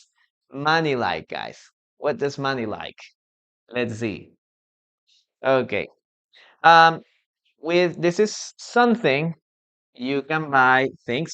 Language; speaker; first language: English; non-native, fluent; Spanish